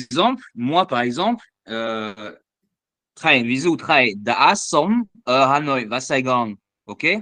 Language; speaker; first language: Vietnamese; non-native, learner; French